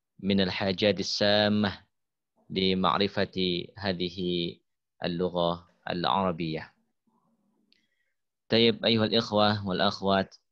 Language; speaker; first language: Arabic; non-native, fluent; Indonesian